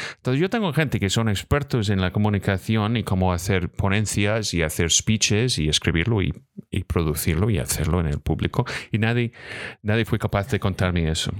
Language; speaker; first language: Spanish; non-native, fluent; English